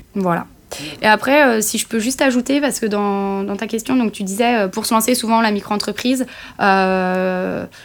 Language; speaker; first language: French; native; French